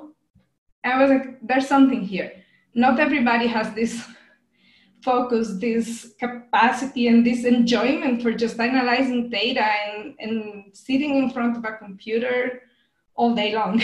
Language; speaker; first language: English; non-native, fluent; Spanish